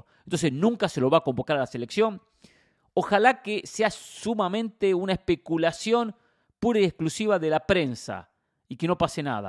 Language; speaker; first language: Spanish; native; Spanish